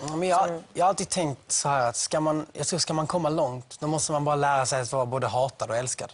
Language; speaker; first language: Swedish; native; Swedish